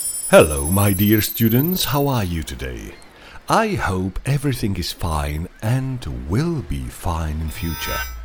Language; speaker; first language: English; non-native, fluent; Czech